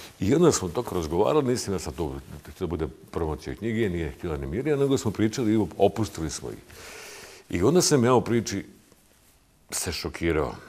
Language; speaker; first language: Bosnian; native; Bosnian